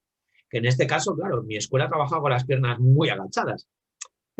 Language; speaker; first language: Spanish; native; Spanish